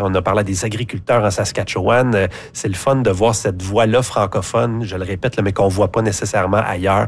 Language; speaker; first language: French; native; French